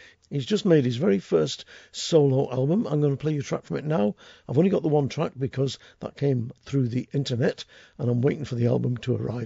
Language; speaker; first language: English; native; English